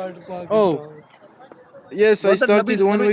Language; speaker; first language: English; non-native, learner; French